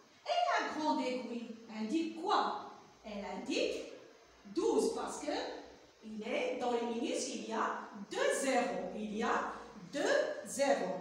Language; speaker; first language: French; non-native, local second language; Arabic